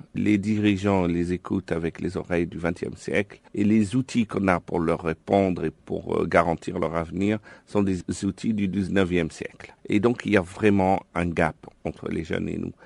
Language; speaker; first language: French; non-native, local second language; Arabic